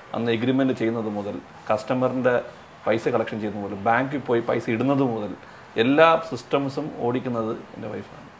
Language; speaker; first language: Malayalam; non-native, local second language; Tamil